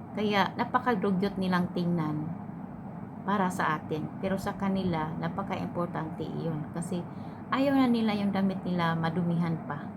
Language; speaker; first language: Filipino; non-native, local second language; Cebuano